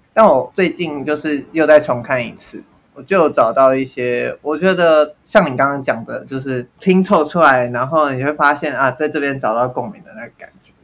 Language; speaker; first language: Chinese; native; Chinese